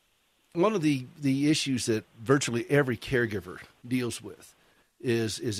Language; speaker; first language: English; native; English